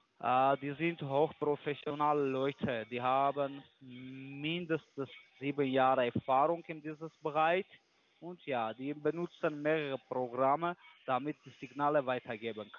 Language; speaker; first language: German; non-native, learner; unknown